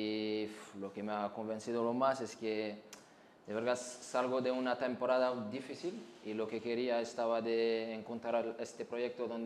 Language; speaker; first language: Spanish; non-native, learner; French